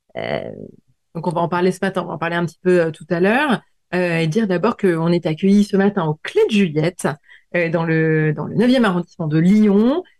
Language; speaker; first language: French; native; French